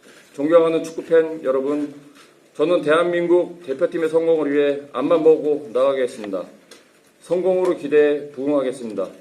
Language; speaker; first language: Korean; native; Korean